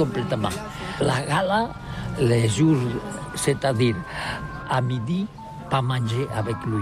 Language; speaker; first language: French; non-native, learner; Catalan